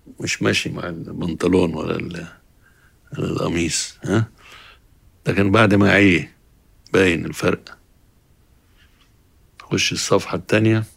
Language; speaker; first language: Arabic; native; Arabic